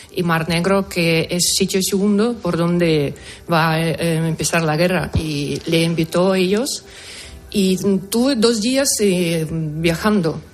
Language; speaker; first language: Spanish; non-native, fluent; Ukrainian